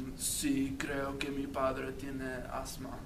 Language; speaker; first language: Spanish; non-native, learner; English